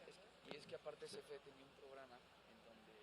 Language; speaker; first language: Spanish; native; Spanish